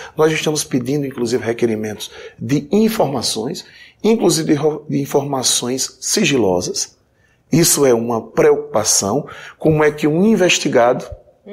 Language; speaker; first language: Portuguese; native; Portuguese